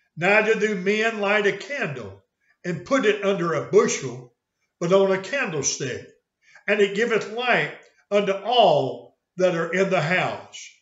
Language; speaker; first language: English; native; English